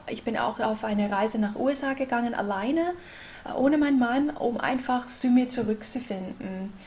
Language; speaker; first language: German; non-native, fluent; English